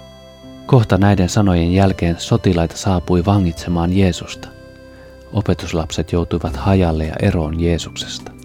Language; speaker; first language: Finnish; native; Finnish